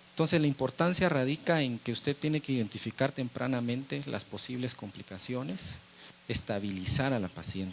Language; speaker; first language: Spanish; native; Spanish